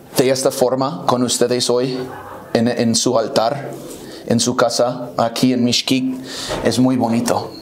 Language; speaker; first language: Spanish; non-native, fluent; English